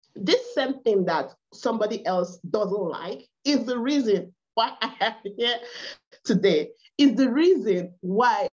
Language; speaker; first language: English; non-native, local second language; Igbo